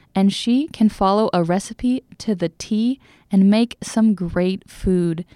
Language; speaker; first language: English; native; English